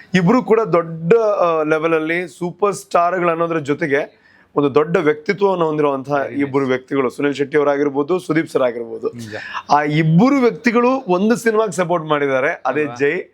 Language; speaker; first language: Kannada; non-native, local second language; Tulu